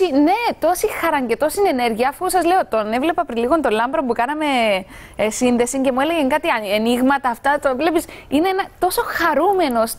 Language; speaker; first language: Greek; native; Greek